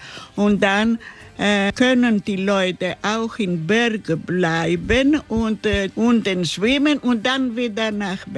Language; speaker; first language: German; non-native, learner; Greek